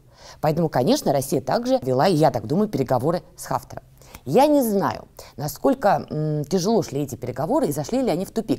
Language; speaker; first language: Russian; native; Russian